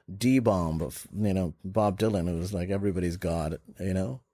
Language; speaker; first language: English; non-native, local second language; Urdu